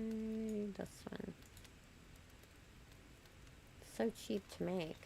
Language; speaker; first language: English; native; English